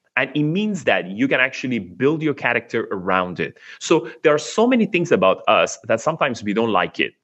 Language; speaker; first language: English; non-native, fluent; Persian